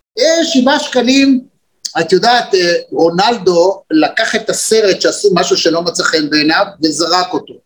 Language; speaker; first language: Hebrew; native; Hebrew